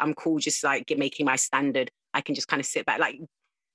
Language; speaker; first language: English; native; English